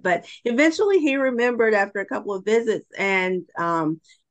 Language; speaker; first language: English; native; English